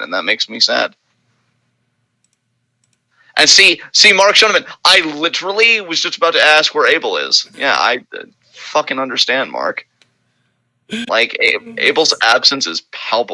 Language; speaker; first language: English; native; English